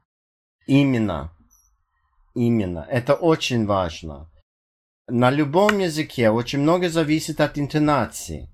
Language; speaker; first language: Russian; non-native, fluent; English